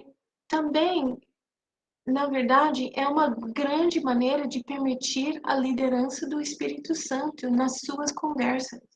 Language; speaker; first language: Portuguese; non-native, fluent; English